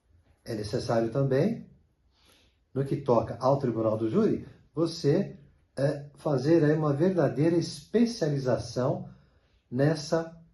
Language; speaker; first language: Portuguese; native; Portuguese